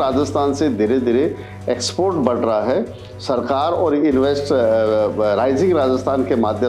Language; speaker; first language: Hindi; native; Hindi